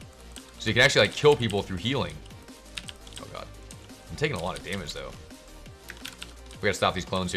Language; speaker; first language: English; native; English